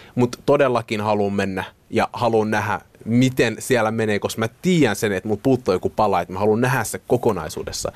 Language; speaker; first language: Finnish; early bilingual, other home language; Somali